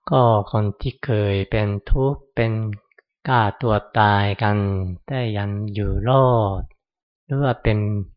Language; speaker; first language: Thai; non-native, fluent; Japanese